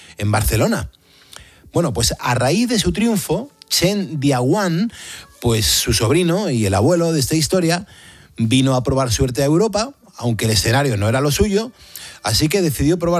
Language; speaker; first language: Spanish; native; Spanish